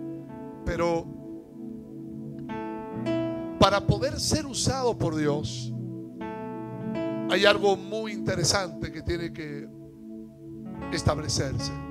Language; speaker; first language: Spanish; native; Spanish